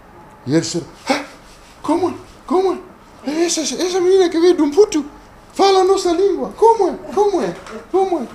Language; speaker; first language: Portuguese; non-native, local second language; Kongo